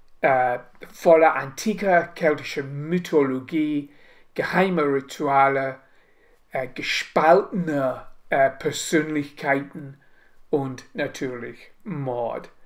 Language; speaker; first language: German; non-native, learner; English